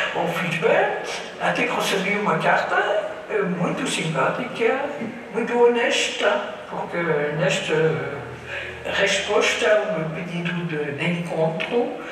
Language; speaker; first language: Portuguese; non-native, fluent; French